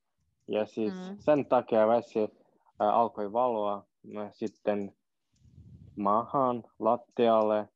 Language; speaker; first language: Finnish; non-native, fluent; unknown